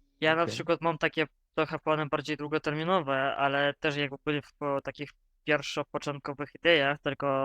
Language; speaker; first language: Polish; non-native, fluent; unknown